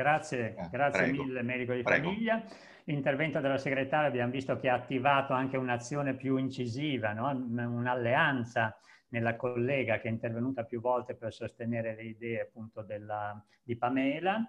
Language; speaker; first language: Italian; native; Italian